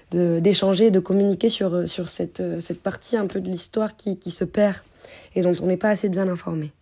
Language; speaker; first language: French; native; French